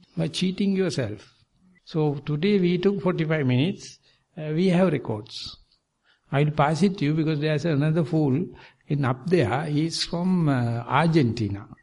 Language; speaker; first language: English; non-native, local second language; Sinhala